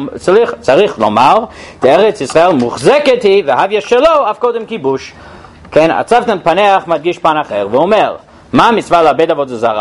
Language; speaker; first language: Hebrew; non-native, fluent; English